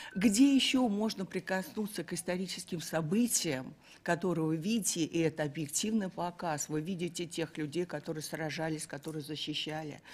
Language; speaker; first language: Russian; native; Russian